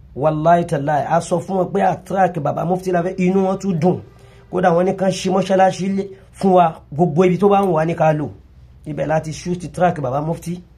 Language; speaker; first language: Yoruba; non-native, local second language; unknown